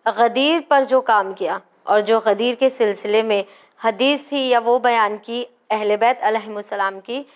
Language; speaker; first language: Hindi; native; Hindi